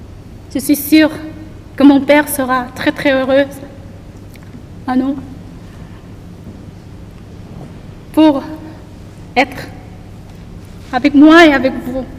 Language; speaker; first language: French; non-native, learner; Korean